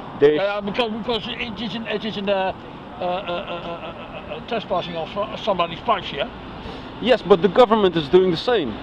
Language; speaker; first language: English; non-native, learner; Dutch